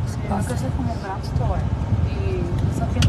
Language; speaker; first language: Spanish; native; Spanish